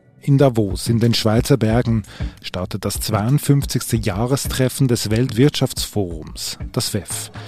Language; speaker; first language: German; native; German